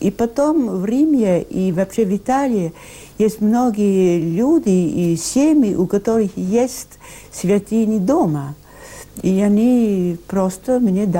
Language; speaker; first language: Russian; non-native, learner; Italian